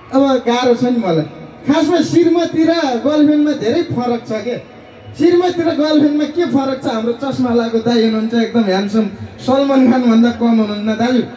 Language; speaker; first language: Nepali; native; Nepali